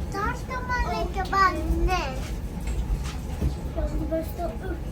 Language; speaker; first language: Swedish; early bilingual, other home language; Mongolian